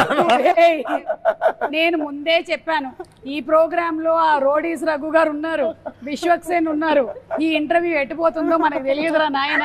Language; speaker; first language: Telugu; native; Telugu